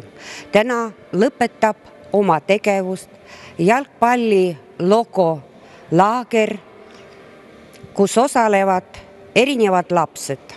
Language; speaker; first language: Estonian; non-native, local second language; Russian